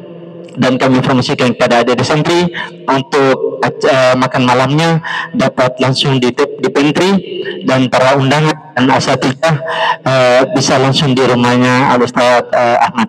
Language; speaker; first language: Indonesian; native; Indonesian